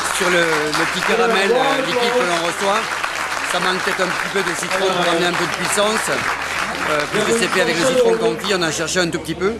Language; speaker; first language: French; native; French